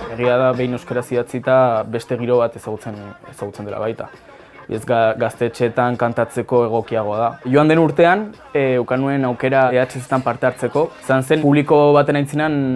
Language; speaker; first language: Basque; non-native, local second language; Spanish